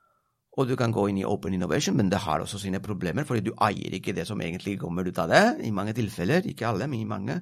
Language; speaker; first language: Norwegian; non-native, fluent; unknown